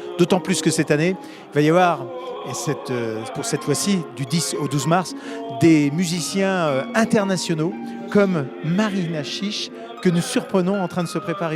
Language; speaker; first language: French; native; French